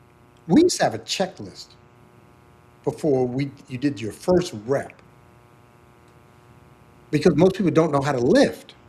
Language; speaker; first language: English; native; English